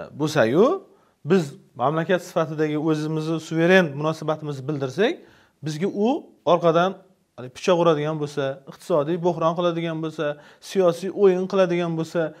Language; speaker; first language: Uzbek; native; Uzbek